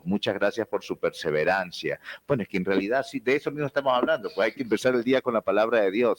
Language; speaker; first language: Spanish; native; Spanish